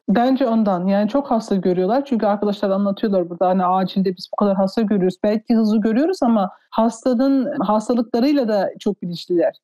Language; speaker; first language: Turkish; early bilingual, heritage; Turkish